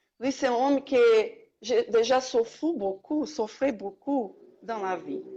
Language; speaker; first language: French; non-native, learner; Portuguese